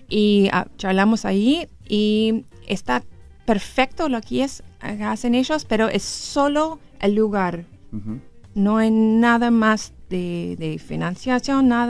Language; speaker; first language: Spanish; non-native, learner; English